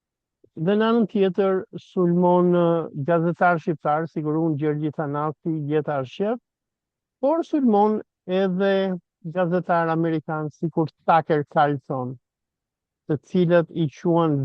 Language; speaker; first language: Albanian; native; Albanian